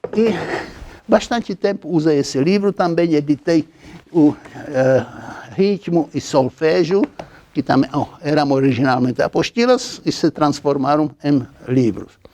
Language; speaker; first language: Portuguese; non-native, fluent; Czech